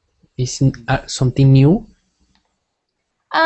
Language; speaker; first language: English; non-native, fluent; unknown